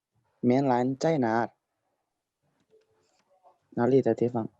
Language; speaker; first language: Chinese; non-native, learner; Indonesian